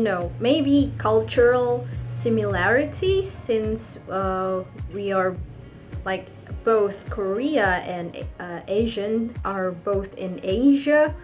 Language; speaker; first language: English; non-native, fluent; Indonesian